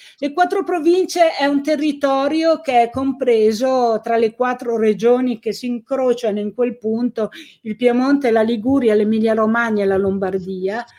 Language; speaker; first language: Italian; native; Italian